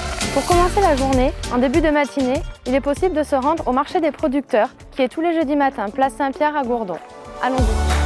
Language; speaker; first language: French; native; French